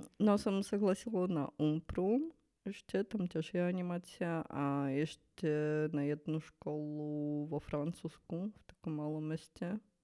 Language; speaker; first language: Slovak; non-native, fluent; Ukrainian